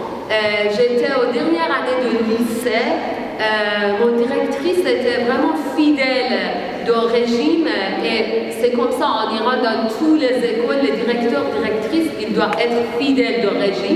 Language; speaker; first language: French; non-native, learner; Persian